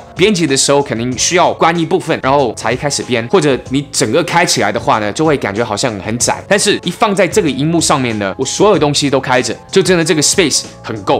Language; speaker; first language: Chinese; early bilingual, heritage; English